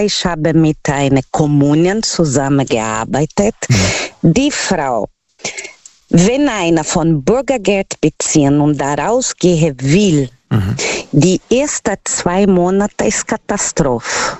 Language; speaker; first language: German; non-native, learner; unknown